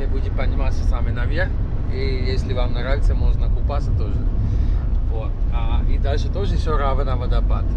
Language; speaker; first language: Russian; non-native, learner; Sinhala